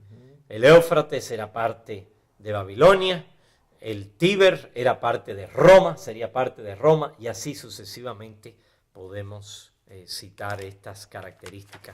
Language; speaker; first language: Spanish; native; Spanish